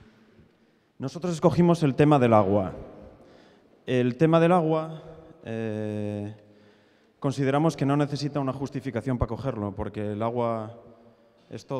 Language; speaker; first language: Spanish; native; Spanish